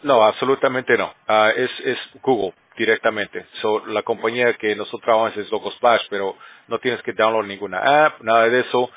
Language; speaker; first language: Spanish; early bilingual, heritage; Spanish